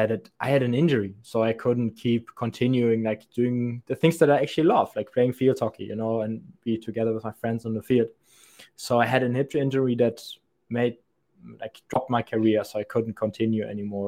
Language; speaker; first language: English; non-native, fluent; German